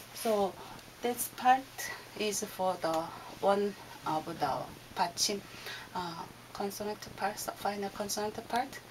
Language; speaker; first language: English; non-native, learner; Korean